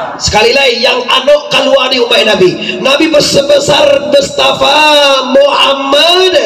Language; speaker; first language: Malay; non-native, local second language; Minangkabau